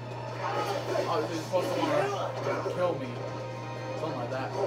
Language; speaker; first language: English; native; English